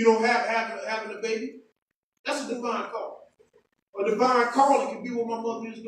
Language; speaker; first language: English; native; English